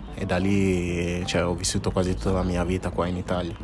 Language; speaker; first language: Italian; early bilingual, other home language; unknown